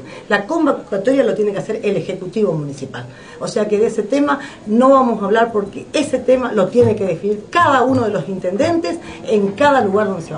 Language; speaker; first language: Spanish; native; Spanish